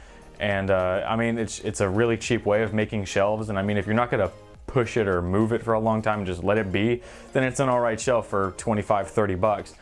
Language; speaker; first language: English; native; English